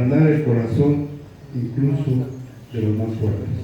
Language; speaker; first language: Spanish; native; Spanish